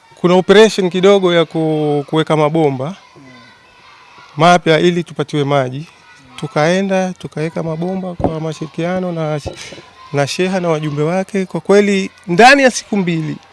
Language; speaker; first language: Swahili; native; Swahili